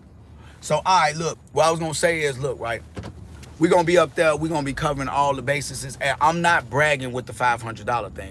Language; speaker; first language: English; native; English